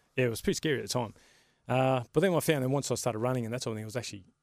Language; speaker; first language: English; native; English